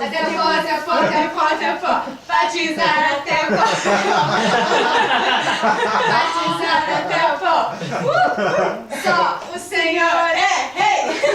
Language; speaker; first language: Portuguese; non-native, local second language; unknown